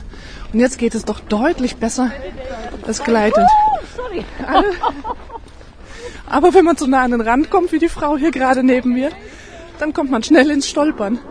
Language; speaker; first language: German; native; German